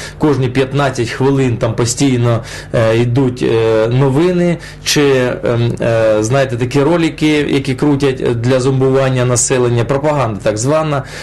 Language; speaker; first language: Ukrainian; non-native, local second language; Russian